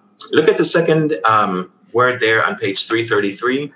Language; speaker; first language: English; early bilingual, other home language; Spanish